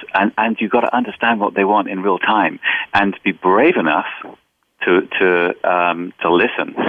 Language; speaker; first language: English; native; English